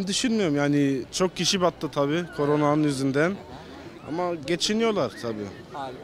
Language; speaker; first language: Turkish; early bilingual, other home language; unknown